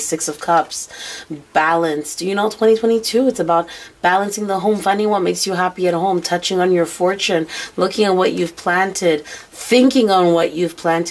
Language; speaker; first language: English; native; English